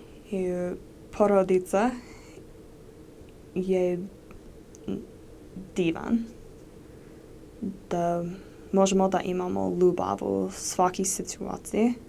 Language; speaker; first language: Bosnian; non-native, learner; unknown